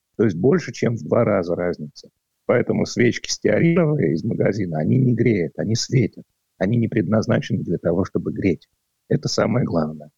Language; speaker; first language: Russian; native; Russian